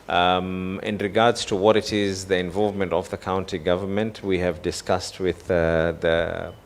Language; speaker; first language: English; non-native, local second language; Swahili